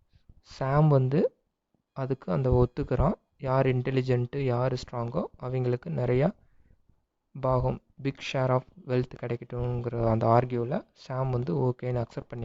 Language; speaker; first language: Tamil; native; Tamil